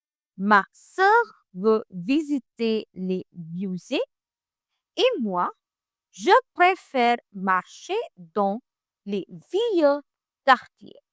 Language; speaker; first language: French; non-native, fluent; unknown